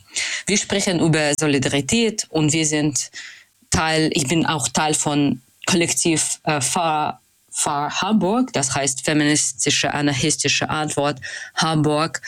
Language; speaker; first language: German; non-native, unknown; Russian